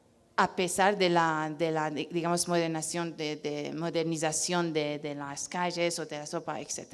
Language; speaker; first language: Spanish; non-native, fluent; Persian